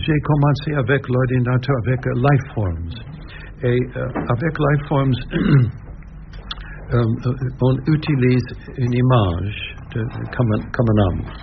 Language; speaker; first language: French; non-native, learner; English